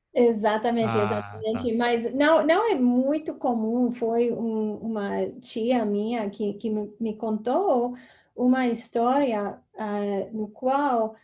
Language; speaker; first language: Portuguese; non-native, learner; English